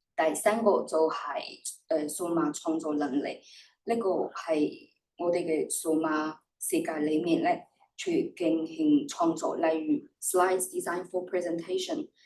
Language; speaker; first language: Cantonese; non-native, fluent; Chinese